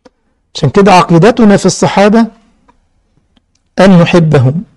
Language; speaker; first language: Arabic; native; Arabic